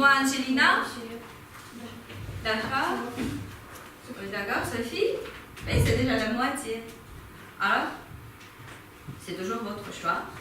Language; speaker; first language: French; non-native, fluent; Ukrainian